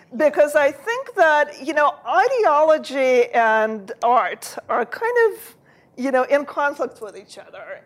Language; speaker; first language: English; early bilingual, other home language; Russian